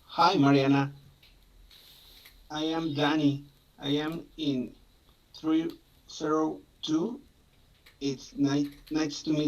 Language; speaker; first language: English; non-native, learner; Spanish